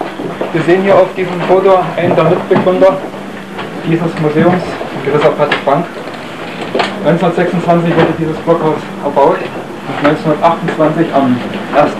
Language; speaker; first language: German; native; German